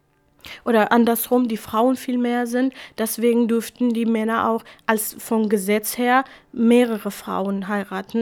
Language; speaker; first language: German; non-native, fluent; Kurdish